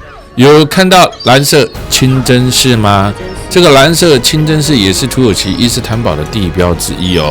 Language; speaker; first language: Chinese; native; Chinese